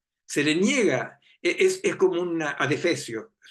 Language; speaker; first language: Spanish; native; Spanish